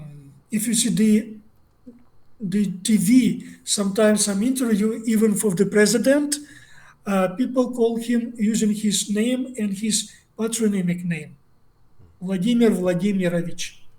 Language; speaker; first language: English; non-native, learner; Russian